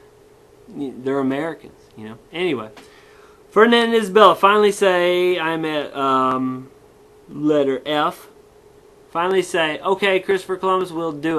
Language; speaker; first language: English; native; English